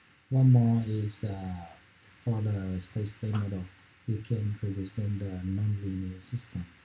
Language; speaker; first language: English; non-native, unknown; Vietnamese